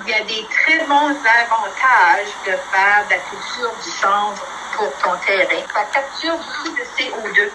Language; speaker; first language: French; native; French